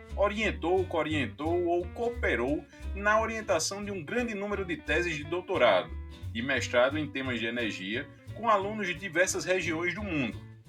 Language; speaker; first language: Portuguese; native; Portuguese